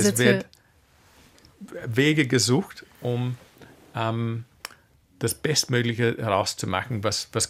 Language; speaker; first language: German; non-native, fluent; English